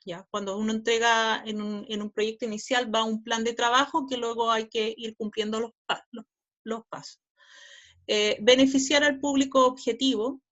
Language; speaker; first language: Spanish; native; Spanish